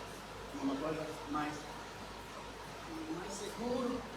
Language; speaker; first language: Portuguese; non-native, learner; English